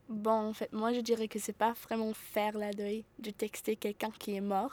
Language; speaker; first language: French; non-native, fluent; German